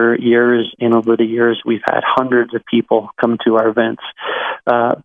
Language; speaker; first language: English; native; English